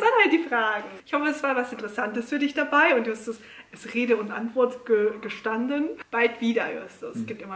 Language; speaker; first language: German; native; German